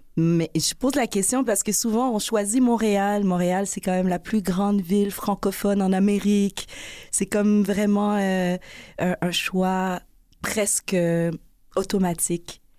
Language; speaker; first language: French; early bilingual, other home language; Haitian Creole